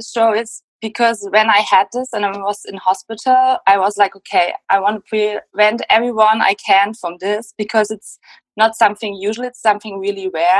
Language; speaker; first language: English; non-native, fluent; German